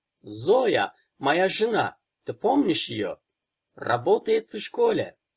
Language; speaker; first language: Russian; non-native, fluent; Turkish